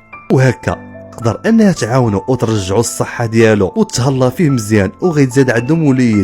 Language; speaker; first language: Arabic; native; Arabic